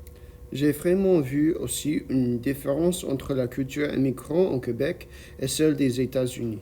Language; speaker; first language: French; non-native, learner; English